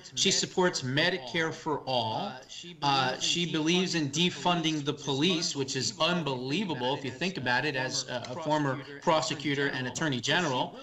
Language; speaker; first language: English; native; English